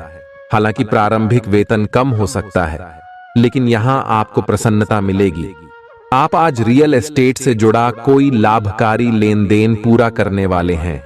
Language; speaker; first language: Hindi; native; Hindi